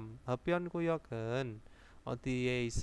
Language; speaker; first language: Korean; non-native, learner; Indonesian